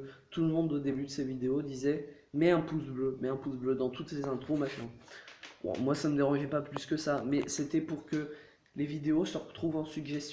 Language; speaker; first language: French; native; French